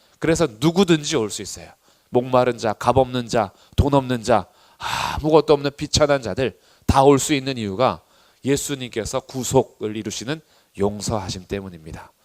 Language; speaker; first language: Korean; native; Korean